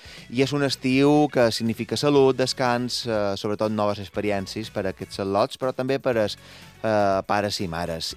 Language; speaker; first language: Catalan; native; Catalan